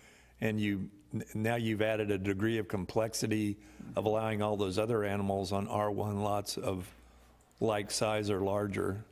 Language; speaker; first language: English; native; English